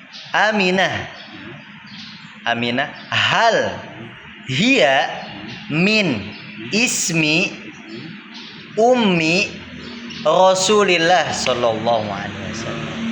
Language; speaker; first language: Arabic; non-native, fluent; Indonesian